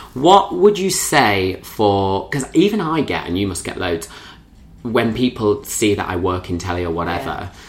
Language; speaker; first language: English; native; English